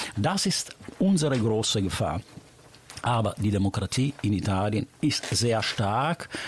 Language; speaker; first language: German; non-native, fluent; Italian